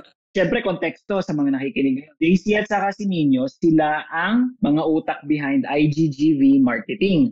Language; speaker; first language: Filipino; native; Filipino